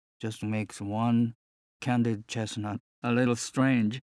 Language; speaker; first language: English; non-native, fluent; Japanese